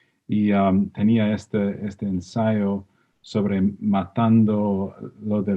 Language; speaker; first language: Spanish; non-native, fluent; English